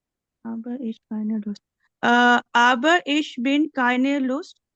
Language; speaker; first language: German; non-native, learner; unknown